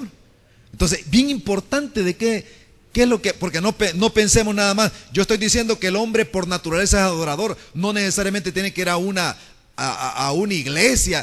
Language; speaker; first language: Spanish; native; Spanish